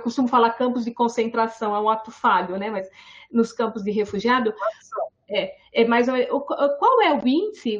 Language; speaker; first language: Portuguese; native; Portuguese